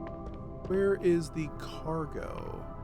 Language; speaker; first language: English; native; English